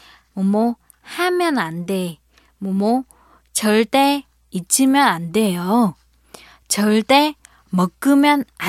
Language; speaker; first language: Korean; non-native, fluent; Vietnamese